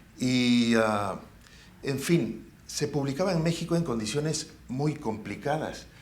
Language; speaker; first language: Spanish; native; Spanish